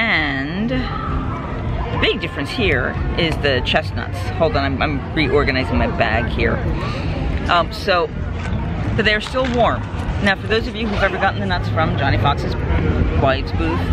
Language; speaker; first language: English; native; English